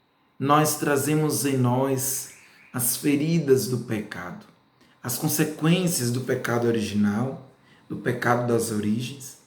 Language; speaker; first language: Portuguese; native; Portuguese